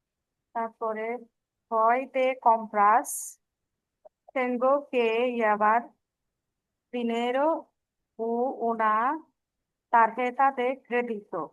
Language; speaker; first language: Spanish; non-native, learner; Bangla